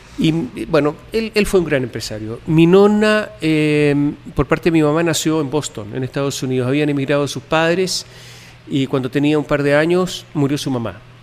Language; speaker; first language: Spanish; native; Spanish